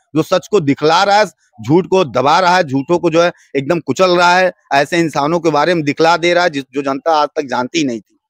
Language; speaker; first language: Hindi; native; Hindi